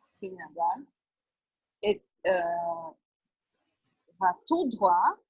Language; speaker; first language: French; non-native, learner; Portuguese